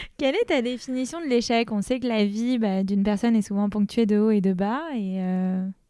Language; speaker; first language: French; native; French